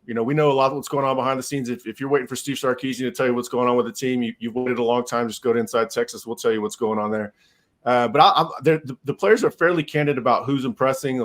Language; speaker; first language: English; native; English